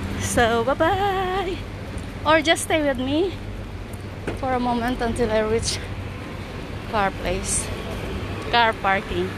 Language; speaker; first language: English; non-native, learner; Filipino